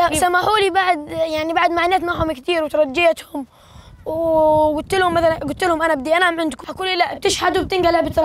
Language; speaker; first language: Arabic; native; Arabic